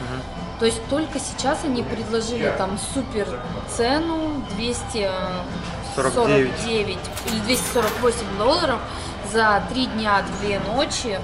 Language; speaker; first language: Russian; native; Russian